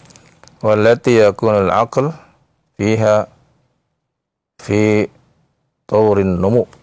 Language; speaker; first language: Arabic; non-native, fluent; Indonesian